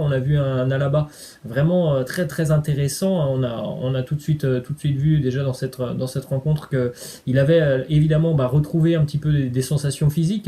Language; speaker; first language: French; native; French